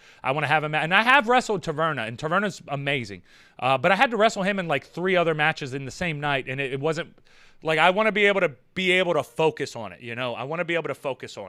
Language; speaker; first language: English; native; English